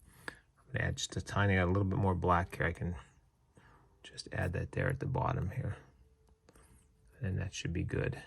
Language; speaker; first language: English; native; English